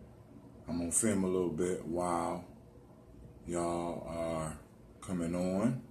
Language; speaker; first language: English; native; English